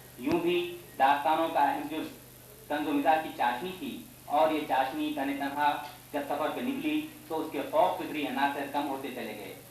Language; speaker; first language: Urdu; native; Urdu